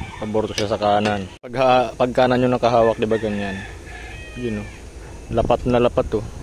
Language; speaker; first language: Filipino; non-native, local second language; Bikol